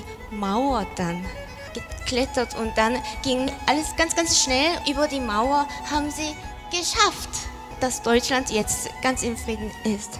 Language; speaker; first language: German; non-native, fluent; Korean